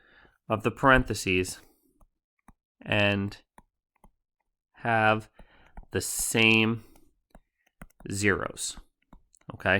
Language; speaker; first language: English; native; English